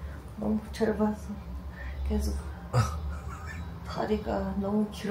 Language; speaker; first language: Korean; non-native, learner; Ukrainian